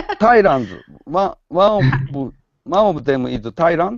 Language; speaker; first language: English; non-native, learner; Japanese